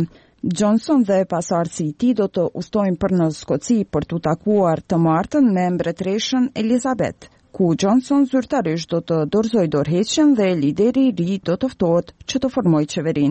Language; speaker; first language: Albanian; native; Albanian